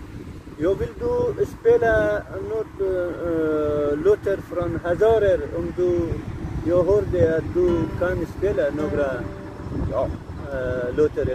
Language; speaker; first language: Swedish; non-native, learner; Persian